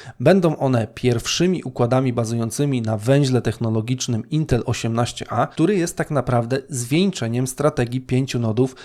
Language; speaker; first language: Polish; native; Polish